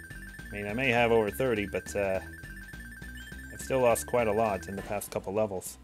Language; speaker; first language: English; native; English